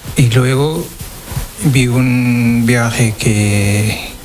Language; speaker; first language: Spanish; non-native, learner; Wolof